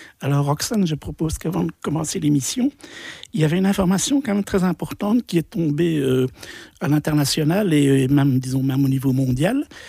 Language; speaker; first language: French; native; French